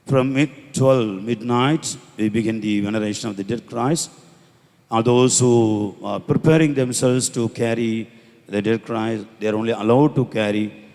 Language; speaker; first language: English; non-native, local second language; Tamil